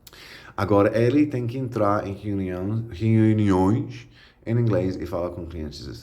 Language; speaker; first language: Portuguese; non-native, fluent; English